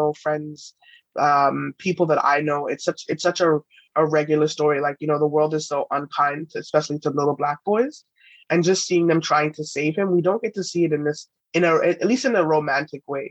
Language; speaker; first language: English; native; English